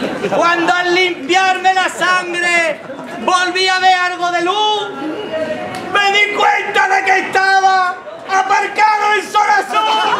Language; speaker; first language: Spanish; native; Spanish